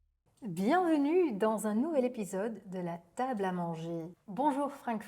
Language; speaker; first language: French; non-native, local second language; Dutch